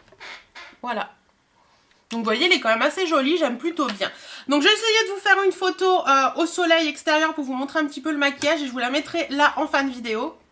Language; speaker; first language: French; native; French